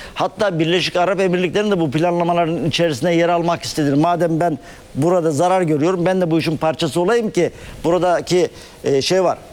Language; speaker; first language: Turkish; native; Turkish